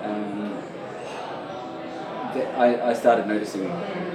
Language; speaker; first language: English; native; English